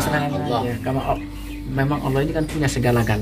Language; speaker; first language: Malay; non-native, local second language; Javanese